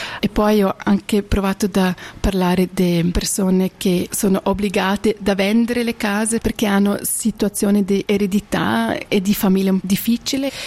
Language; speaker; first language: Italian; non-native, local second language; German